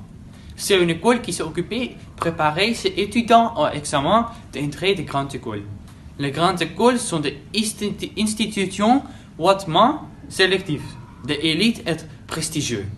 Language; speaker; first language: French; non-native, learner; Dutch